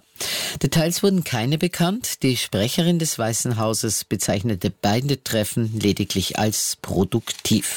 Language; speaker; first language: German; native; German